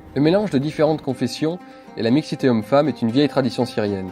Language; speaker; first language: French; native; French